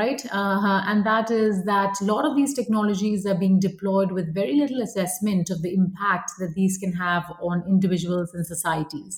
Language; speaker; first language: English; non-native, local second language; Malayalam